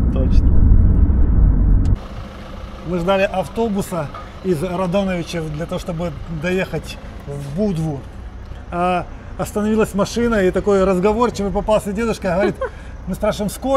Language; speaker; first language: Russian; native; Russian